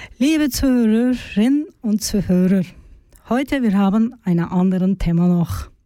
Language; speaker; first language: German; non-native, learner; Turkish